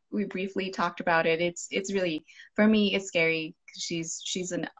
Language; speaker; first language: English; non-native, local second language; Cantonese